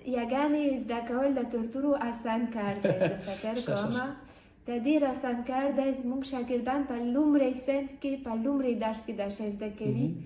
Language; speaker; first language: Pashto; non-native, fluent; French